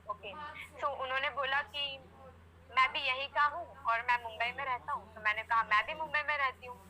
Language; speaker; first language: Hindi; non-native, local second language; Gujarati